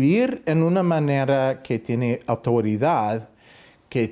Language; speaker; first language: Spanish; non-native, fluent; English